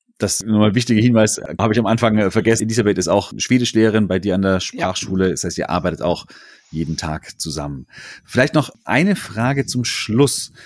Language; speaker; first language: German; native; German